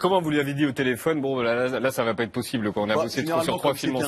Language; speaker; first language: French; native; French